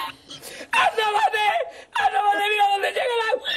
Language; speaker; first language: Spanish; native; Spanish